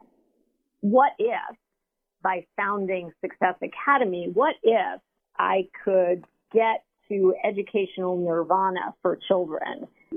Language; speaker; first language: English; native; English